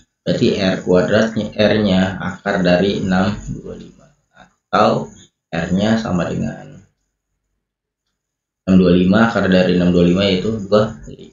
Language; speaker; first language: Indonesian; native; Indonesian